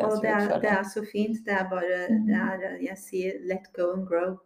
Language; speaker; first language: Norwegian; non-native, fluent; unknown